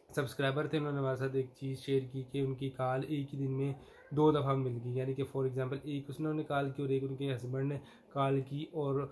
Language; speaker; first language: Urdu; non-native, local second language; Punjabi